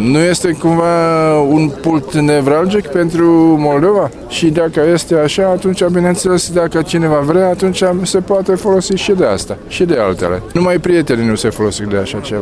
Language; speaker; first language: Romanian; non-native, fluent; Czech